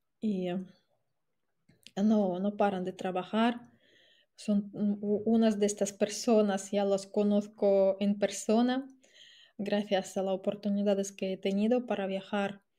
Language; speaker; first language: Spanish; non-native, fluent; Russian